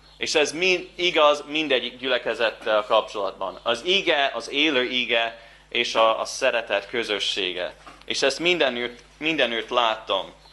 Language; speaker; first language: Hungarian; non-native, fluent; English